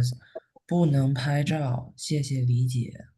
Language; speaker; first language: Chinese; early bilingual, heritage; Chinese